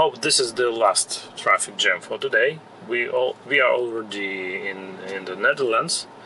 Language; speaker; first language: English; non-native, fluent; Ukrainian